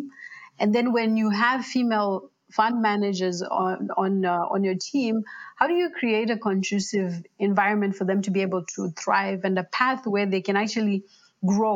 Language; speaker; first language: English; non-native, local second language; Shona